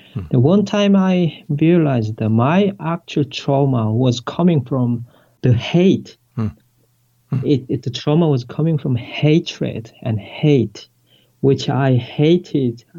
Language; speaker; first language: English; non-native, fluent; Korean